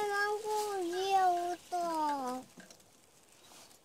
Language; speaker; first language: Russian; native; Russian